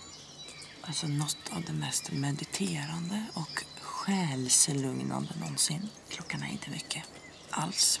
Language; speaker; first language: Swedish; native; Swedish